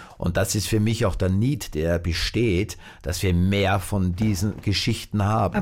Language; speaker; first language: German; native; German